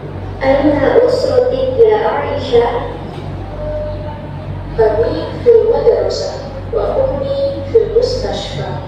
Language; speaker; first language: Arabic; non-native, learner; Indonesian